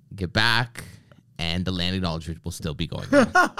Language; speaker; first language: English; native; English